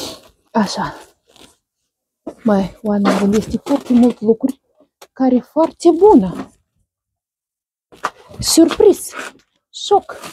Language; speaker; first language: Romanian; non-native, learner; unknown